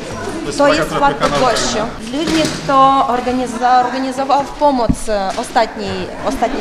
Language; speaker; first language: Polish; non-native, learner; Ukrainian